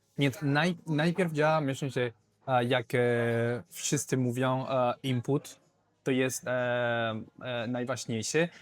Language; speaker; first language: Polish; non-native, learner; Spanish